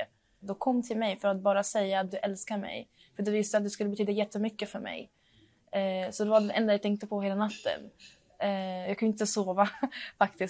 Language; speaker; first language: Swedish; early bilingual, other home language; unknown